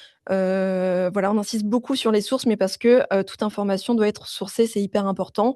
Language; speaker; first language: French; native; French